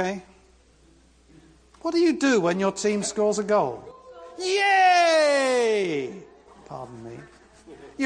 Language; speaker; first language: English; native; English